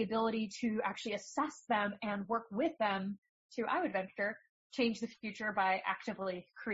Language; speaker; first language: English; native; English